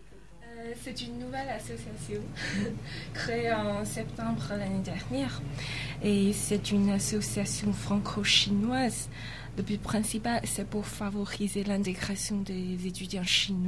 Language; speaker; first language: French; non-native, fluent; Chinese